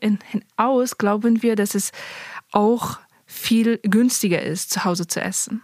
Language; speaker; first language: German; non-native, fluent; Persian